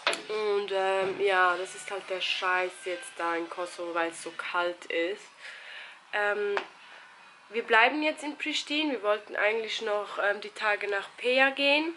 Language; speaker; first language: German; early bilingual, other home language; Albanian